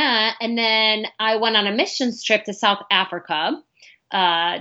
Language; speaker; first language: English; early bilingual, other home language; Arabic